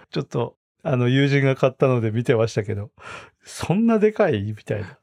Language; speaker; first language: Japanese; native; Japanese